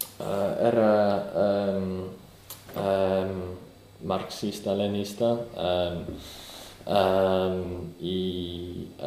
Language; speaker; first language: Spanish; non-native, learner; English